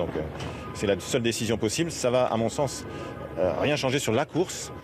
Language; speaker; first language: French; native; French